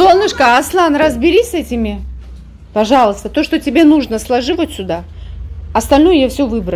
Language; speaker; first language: Russian; native; Russian